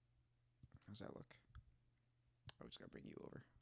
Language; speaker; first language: English; native; English